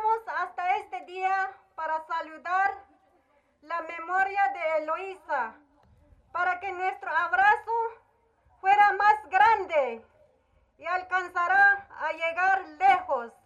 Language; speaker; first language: Spanish; non-native, local second language; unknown